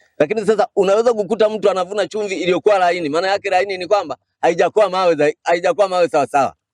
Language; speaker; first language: Swahili; non-native, local second language; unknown